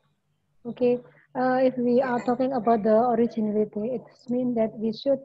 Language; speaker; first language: English; non-native, learner; Indonesian